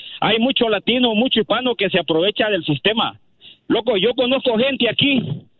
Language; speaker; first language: Spanish; native; Spanish